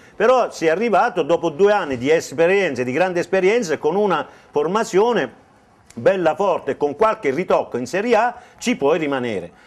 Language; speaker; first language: Italian; native; Italian